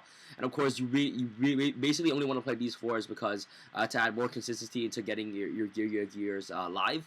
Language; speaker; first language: English; native; English